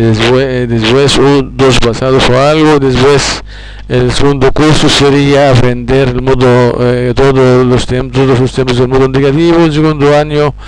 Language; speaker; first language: Spanish; non-native, fluent; Arabic